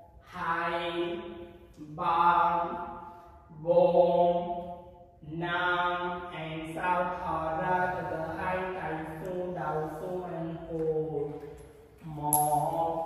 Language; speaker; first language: Vietnamese; non-native, learner; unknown